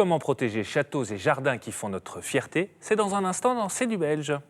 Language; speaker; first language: French; native; French